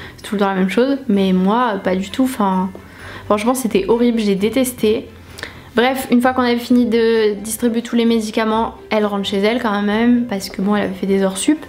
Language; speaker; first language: French; native; French